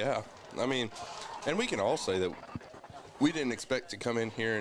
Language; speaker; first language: English; native; English